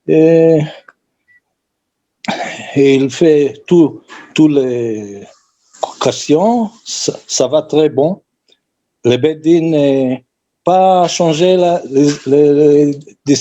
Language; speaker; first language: French; non-native, learner; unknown